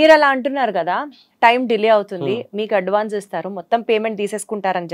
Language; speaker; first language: Telugu; native; Telugu